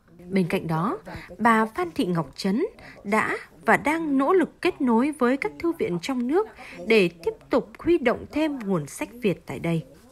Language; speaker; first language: Vietnamese; native; Vietnamese